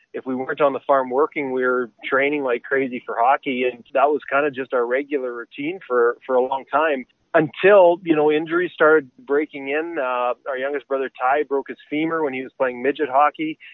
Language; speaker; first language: English; native; English